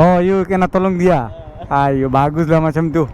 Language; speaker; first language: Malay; non-native, learner; Bangla